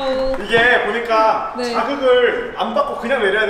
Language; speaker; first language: Korean; native; Korean